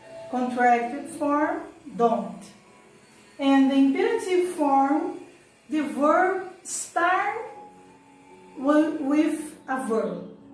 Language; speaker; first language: English; non-native, learner; Portuguese